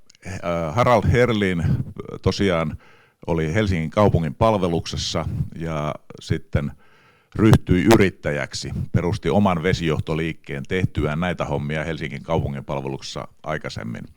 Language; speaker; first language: Finnish; native; Finnish